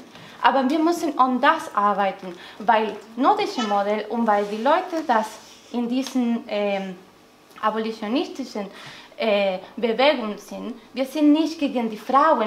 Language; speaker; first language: German; non-native, learner; Spanish